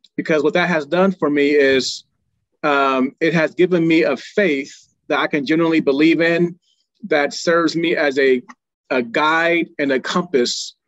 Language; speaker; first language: English; native; English